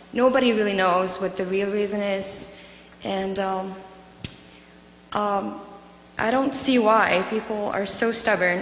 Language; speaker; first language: English; non-native, fluent; Arabic